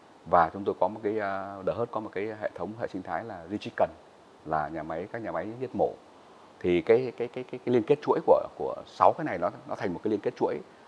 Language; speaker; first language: Vietnamese; native; Vietnamese